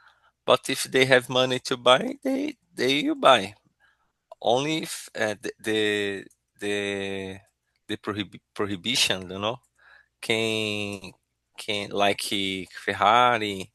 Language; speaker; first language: English; non-native, learner; Portuguese